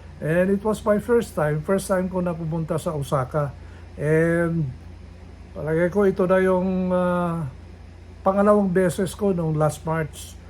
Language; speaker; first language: Filipino; non-native, local second language; Iloko